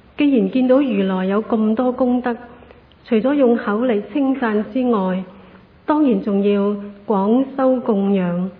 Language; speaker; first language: Chinese; non-native, local second language; Cantonese